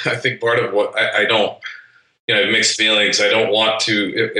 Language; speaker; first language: English; native; English